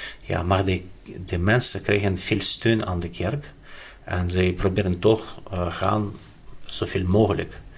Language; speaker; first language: Dutch; non-native, fluent; Ukrainian